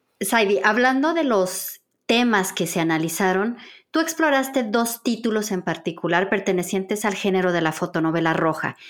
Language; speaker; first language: Spanish; native; Spanish